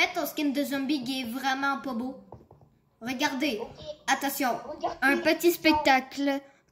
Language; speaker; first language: French; native; French